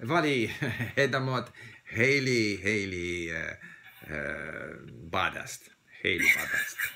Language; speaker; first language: Persian; non-native, learner; English